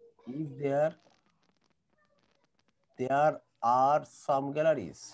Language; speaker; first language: English; non-native, fluent; Bangla